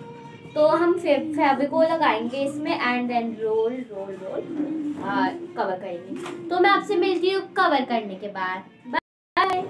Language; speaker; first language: Hindi; native; Hindi